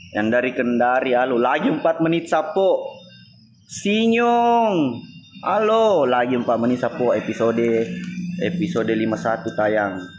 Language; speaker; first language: Indonesian; non-native, local second language; Buginese